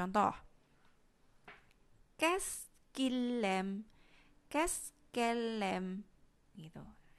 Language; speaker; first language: French; non-native, fluent; Indonesian